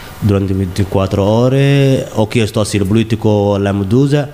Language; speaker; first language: Italian; non-native, learner; Somali